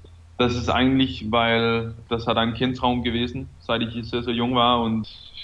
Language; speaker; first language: German; non-native, fluent; Danish